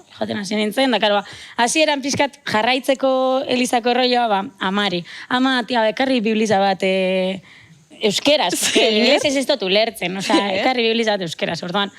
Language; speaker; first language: Basque; native; Basque